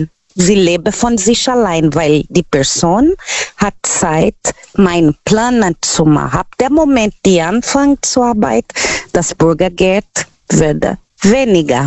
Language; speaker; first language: German; non-native, learner; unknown